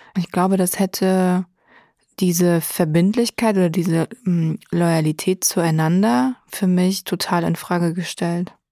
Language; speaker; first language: German; native; German